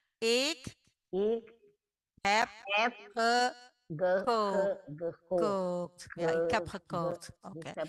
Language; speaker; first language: Dutch; non-native, fluent; Indonesian